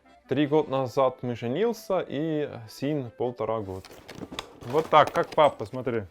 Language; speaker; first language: Russian; non-native, learner; German